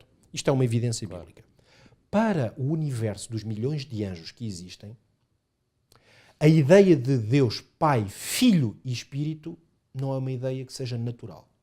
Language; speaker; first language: Portuguese; native; Portuguese